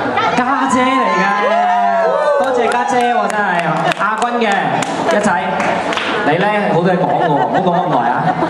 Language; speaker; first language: Cantonese; native; Cantonese